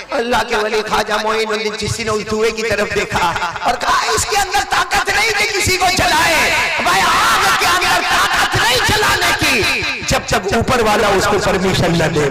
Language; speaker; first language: Urdu; native; Urdu